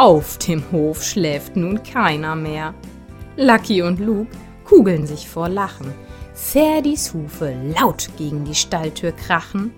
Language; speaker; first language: German; native; German